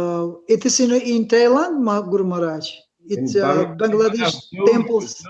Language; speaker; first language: English; non-native, learner; Russian